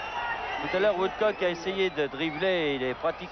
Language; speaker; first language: French; native; French